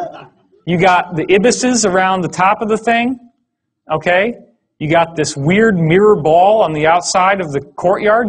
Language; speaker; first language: English; native; English